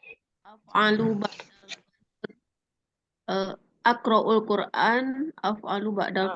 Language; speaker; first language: Arabic; non-native, learner; Indonesian